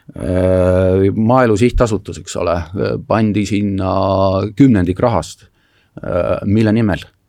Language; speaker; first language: Estonian; native; Estonian